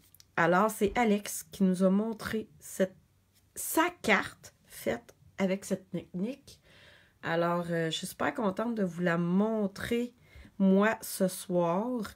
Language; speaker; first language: French; native; French